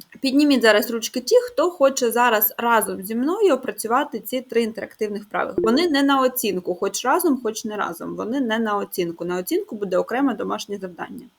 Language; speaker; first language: Ukrainian; native; Ukrainian